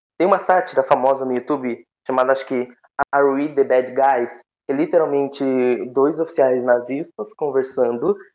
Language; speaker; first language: Portuguese; native; Portuguese